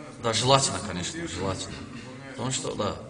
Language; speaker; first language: Russian; non-native, learner; Azerbaijani